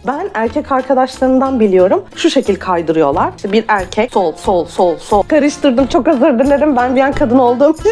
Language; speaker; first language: Turkish; native; Turkish